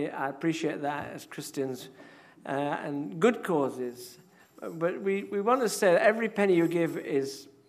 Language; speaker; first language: English; native; English